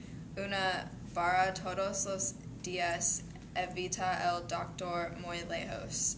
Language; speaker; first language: Spanish; non-native, learner; English